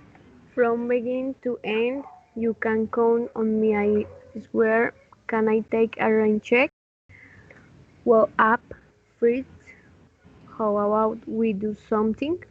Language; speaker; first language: English; non-native, learner; Spanish